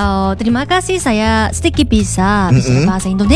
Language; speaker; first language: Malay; non-native, learner; Korean